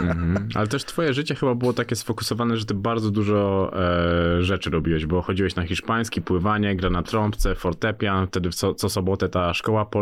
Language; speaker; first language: Polish; native; Polish